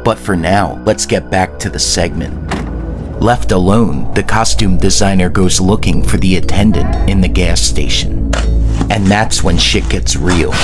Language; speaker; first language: English; native; English